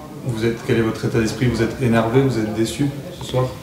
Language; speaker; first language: French; native; French